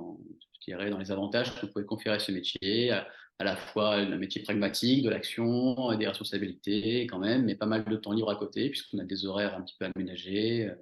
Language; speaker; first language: French; native; French